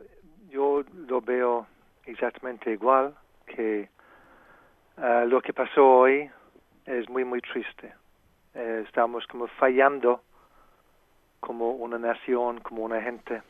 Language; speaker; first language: Spanish; non-native, fluent; English